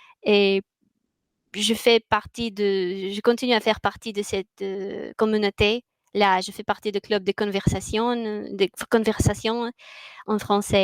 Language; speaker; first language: French; non-native, fluent; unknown